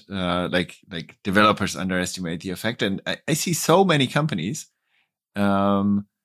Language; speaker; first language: English; non-native, fluent; German